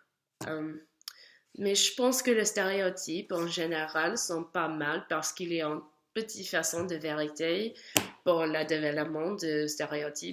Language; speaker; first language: French; non-native, learner; English